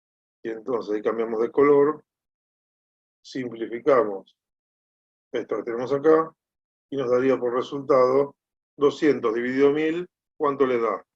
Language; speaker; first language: Spanish; native; Spanish